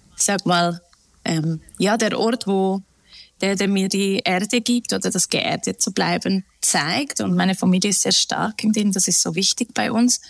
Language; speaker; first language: German; early bilingual, other home language; Turkish